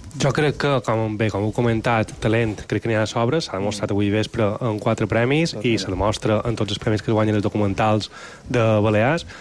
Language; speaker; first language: Catalan; native; Catalan